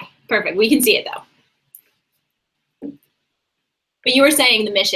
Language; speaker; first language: English; native; English